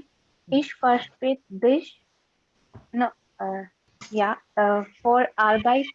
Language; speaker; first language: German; non-native, learner; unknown